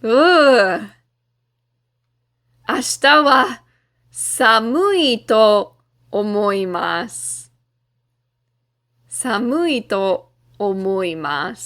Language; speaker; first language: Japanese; non-native, fluent; English